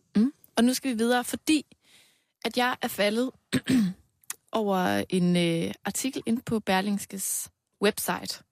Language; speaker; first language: Danish; native; Danish